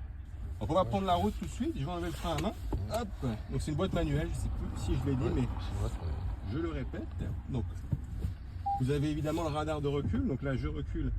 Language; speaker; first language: French; native; French